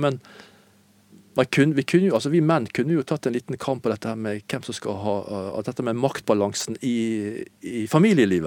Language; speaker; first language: Norwegian; native; Norwegian